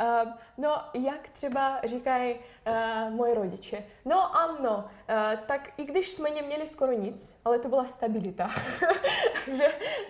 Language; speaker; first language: Czech; non-native, fluent; Russian